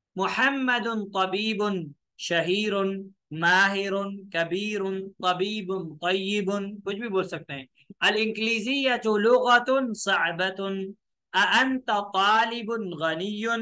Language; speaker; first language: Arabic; non-native, fluent; Urdu